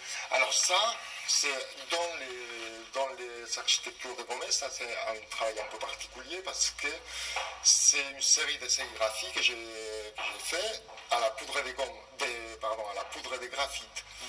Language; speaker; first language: French; non-native, fluent; Spanish